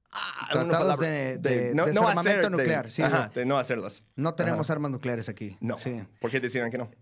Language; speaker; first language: Spanish; non-native, fluent; English